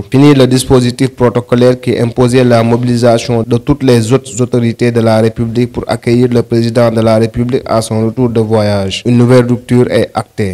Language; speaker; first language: French; non-native, local second language; Wolof